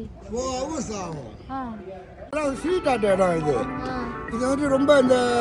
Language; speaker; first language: Tamil; native; Tamil